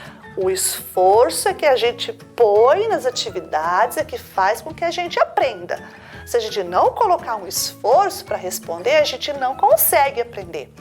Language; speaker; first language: Portuguese; native; Portuguese